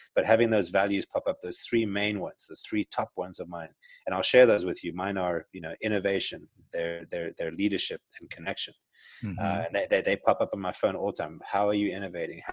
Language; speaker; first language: English; native; English